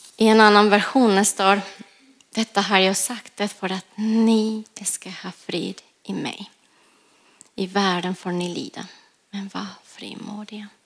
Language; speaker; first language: Swedish; non-native, fluent; Spanish